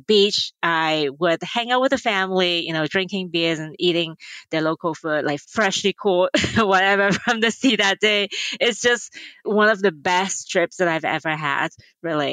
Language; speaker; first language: English; non-native, local second language; Cantonese